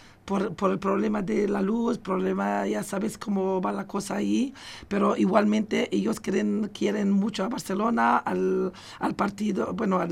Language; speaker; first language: Spanish; non-native, fluent; Arabic